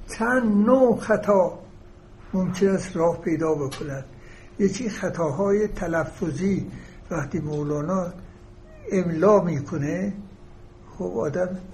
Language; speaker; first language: Persian; native; Persian